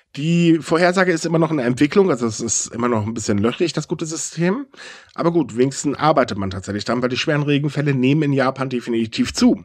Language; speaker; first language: German; native; German